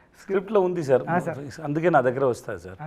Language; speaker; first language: Telugu; non-native, learner; Tamil